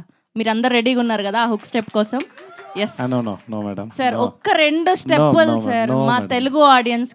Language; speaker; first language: Telugu; native; Telugu